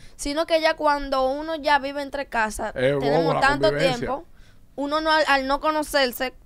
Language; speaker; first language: Spanish; native; Spanish